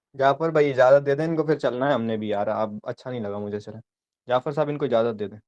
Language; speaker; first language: Urdu; non-native, local second language; Punjabi